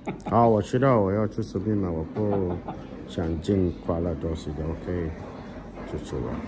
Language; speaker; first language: Chinese; non-native, learner; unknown